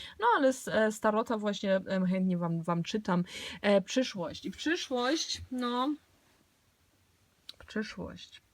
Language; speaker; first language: Polish; early bilingual, heritage; Polish